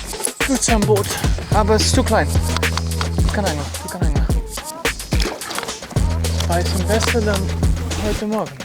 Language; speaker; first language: German; non-native, learner; Dutch